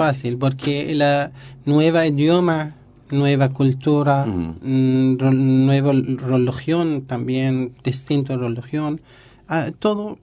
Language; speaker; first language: Spanish; non-native, learner; Arabic